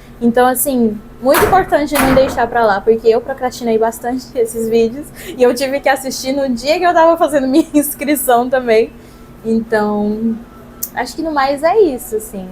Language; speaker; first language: Portuguese; non-native, local second language; Kabuverdianu